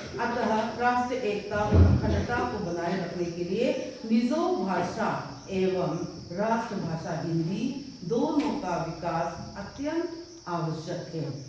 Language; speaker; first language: Hindi; non-native, local second language; Mizo